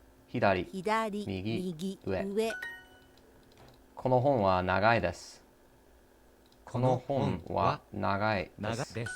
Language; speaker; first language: Japanese; non-native, learner; English